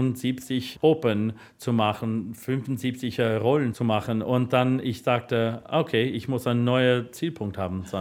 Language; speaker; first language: German; non-native, fluent; English